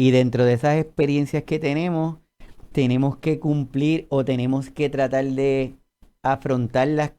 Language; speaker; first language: Spanish; native; Spanish